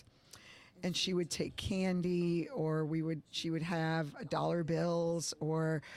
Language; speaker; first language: English; early bilingual, other home language; Spanish